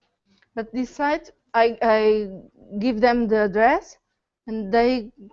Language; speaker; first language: English; non-native, learner; Portuguese